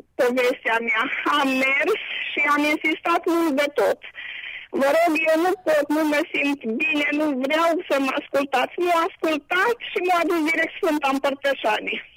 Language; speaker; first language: Romanian; native; Romanian